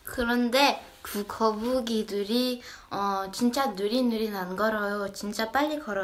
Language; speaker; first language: Korean; early bilingual, heritage; Korean